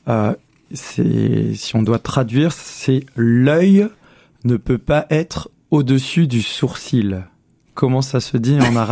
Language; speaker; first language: French; native; French